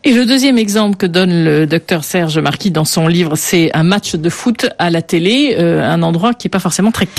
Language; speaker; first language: French; native; French